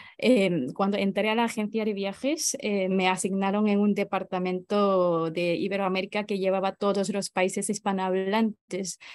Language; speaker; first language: Spanish; non-native, fluent; Japanese